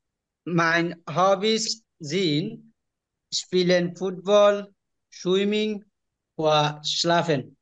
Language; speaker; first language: German; non-native, learner; Bangla